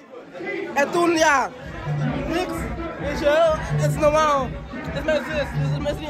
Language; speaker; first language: Dutch; non-native, local second language; Papiamento